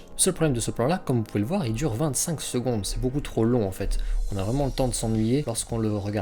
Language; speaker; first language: French; native; French